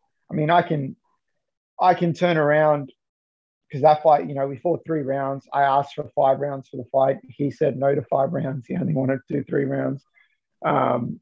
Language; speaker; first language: English; native; English